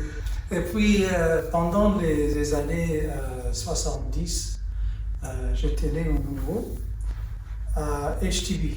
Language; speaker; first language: French; early bilingual, heritage; French